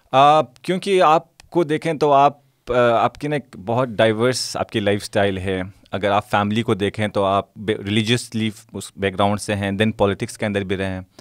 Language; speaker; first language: Urdu; non-native, local second language; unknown